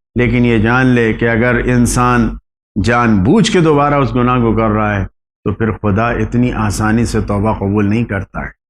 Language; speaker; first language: Urdu; native; Urdu